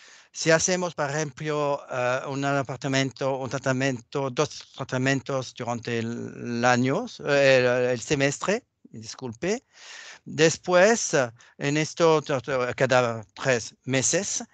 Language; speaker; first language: Spanish; non-native, learner; French